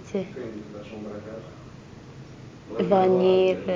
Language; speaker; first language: Dutch; non-native, learner; Arabic